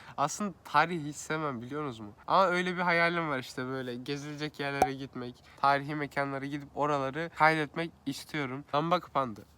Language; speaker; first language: Turkish; native; Turkish